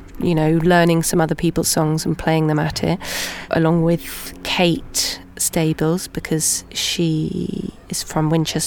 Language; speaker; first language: English; native; English